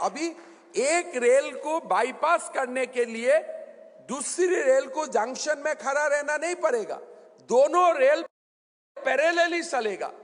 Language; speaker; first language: Hindi; non-native, local second language; Assamese